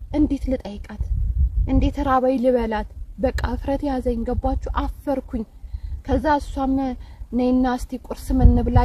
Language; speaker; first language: Amharic; native; Amharic